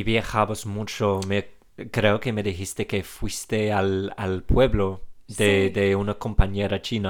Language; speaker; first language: Spanish; non-native, fluent; English